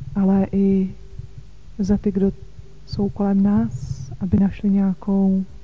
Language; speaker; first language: Czech; native; Czech